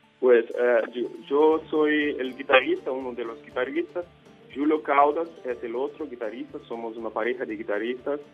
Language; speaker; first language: Spanish; non-native, fluent; Portuguese